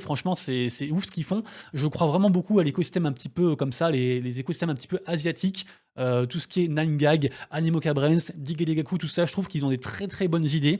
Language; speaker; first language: French; native; French